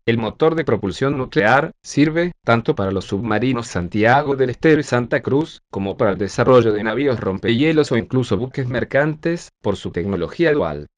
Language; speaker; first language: Spanish; native; Spanish